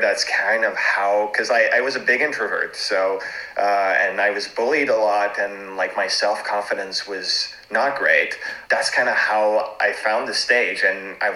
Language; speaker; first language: English; non-native, fluent; French